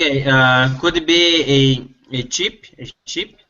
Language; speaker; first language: English; non-native, learner; Portuguese